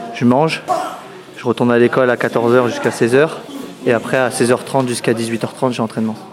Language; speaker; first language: French; native; French